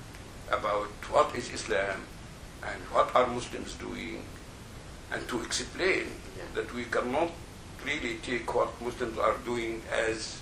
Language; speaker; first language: English; non-native, fluent; Arabic